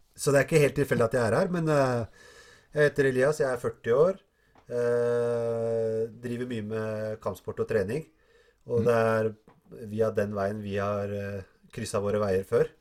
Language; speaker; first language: Norwegian; early bilingual, other home language; Arabic